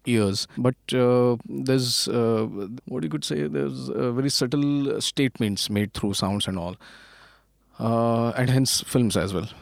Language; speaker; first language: English; non-native, local second language; Marathi